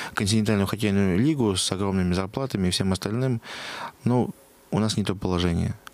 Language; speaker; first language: Russian; native; Russian